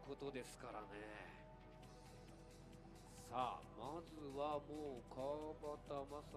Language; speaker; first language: Japanese; native; Japanese